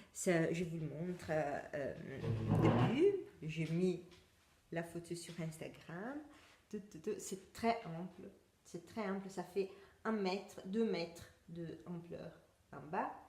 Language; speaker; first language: French; non-native, fluent; Italian